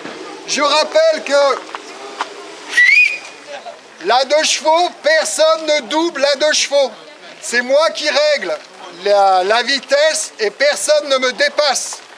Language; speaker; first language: French; native; French